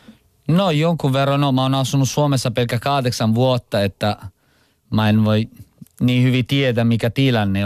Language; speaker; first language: Finnish; non-native, local second language; Italian